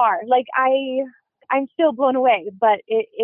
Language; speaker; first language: English; native; English